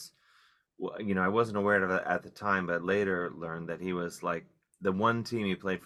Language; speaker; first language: English; native; English